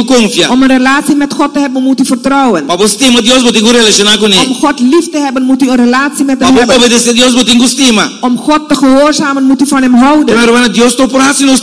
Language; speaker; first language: Dutch; non-native, fluent; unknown